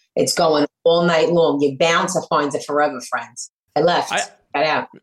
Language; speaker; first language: English; native; English